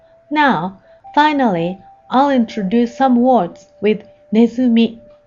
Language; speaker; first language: English; non-native, fluent; Japanese